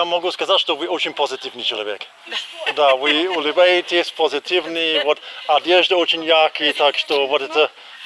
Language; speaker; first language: Russian; non-native, learner; English